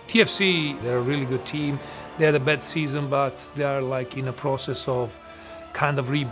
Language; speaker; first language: English; non-native, fluent; Italian